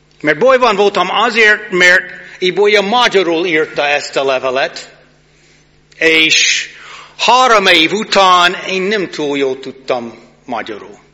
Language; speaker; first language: Hungarian; non-native, fluent; English